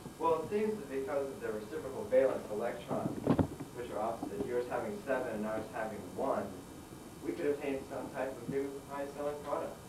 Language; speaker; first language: English; native; English